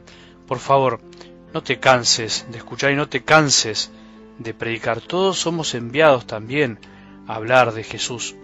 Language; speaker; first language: Spanish; native; Spanish